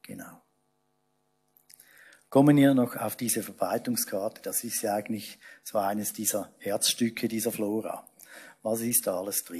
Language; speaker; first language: German; native; German